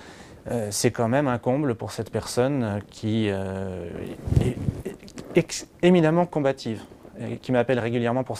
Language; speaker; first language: French; native; French